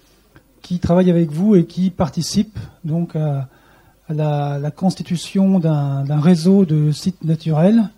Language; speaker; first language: French; native; French